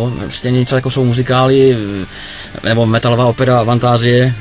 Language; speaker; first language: Czech; native; Czech